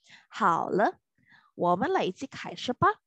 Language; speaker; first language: Chinese; non-native, fluent; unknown